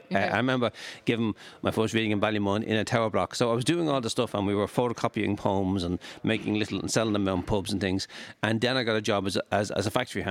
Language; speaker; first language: English; native; English